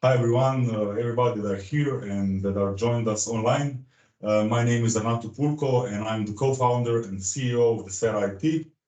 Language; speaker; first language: English; non-native, fluent; Slovenian